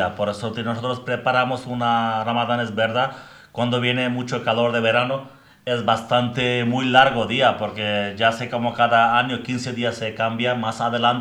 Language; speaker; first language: Spanish; non-native, learner; Bangla